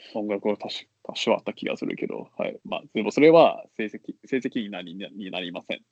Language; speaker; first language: Japanese; non-native, fluent; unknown